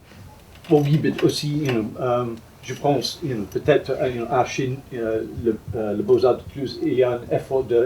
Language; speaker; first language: French; non-native, fluent; English